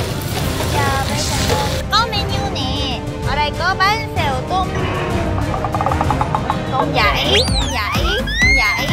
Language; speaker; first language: Vietnamese; non-native, fluent; Korean